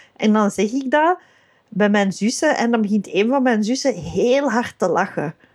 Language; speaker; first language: Dutch; native; Dutch